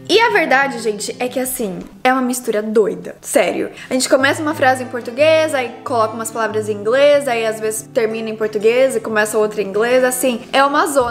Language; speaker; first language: Portuguese; early bilingual, heritage; Portuguese